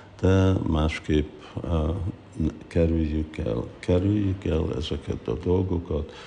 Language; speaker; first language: Hungarian; early bilingual, heritage; Hungarian